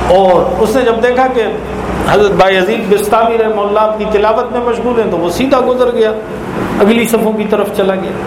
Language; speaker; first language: Urdu; native; Urdu